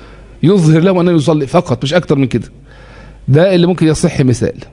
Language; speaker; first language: Arabic; native; Arabic